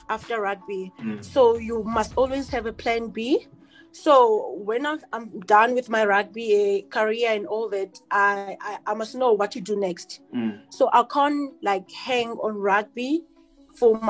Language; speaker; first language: English; non-native, local second language; Xhosa